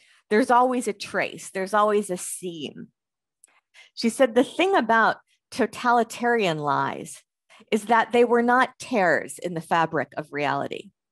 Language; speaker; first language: English; native; English